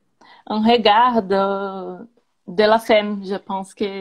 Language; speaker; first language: French; non-native, learner; Portuguese